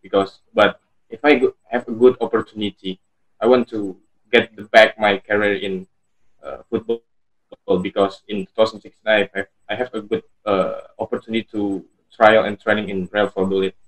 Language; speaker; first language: English; non-native, learner; Indonesian